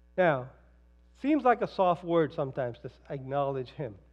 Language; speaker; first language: English; early bilingual, other home language; Spanish